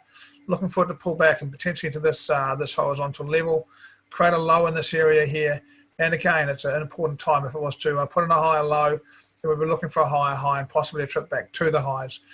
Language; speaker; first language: English; native; English